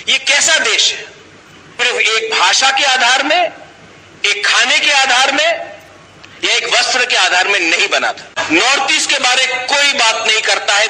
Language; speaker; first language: Hindi; non-native, local second language; Kok Borok